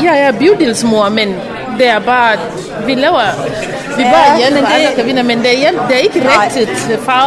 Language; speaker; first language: Danish; non-native, fluent; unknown